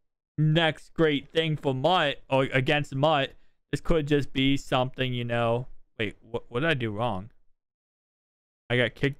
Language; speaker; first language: English; native; English